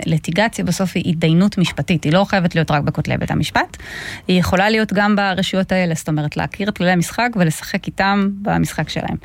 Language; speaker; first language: Hebrew; non-native, fluent; Russian